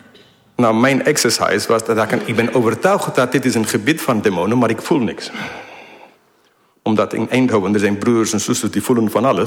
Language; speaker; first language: Dutch; non-native, fluent; English